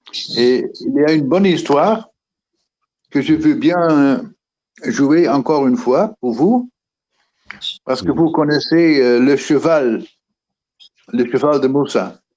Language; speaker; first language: French; non-native, fluent; Dutch